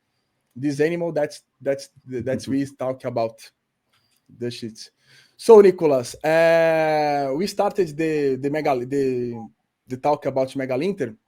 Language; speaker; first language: English; non-native, learner; Portuguese